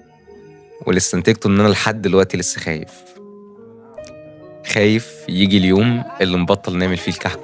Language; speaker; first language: Arabic; native; Arabic